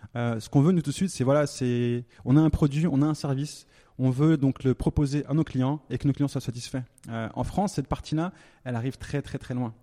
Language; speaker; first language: French; native; French